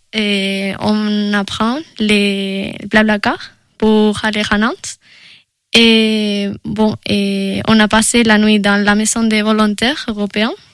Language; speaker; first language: French; non-native, fluent; Spanish